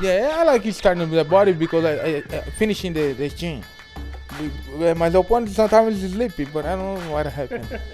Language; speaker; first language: English; non-native, learner; Portuguese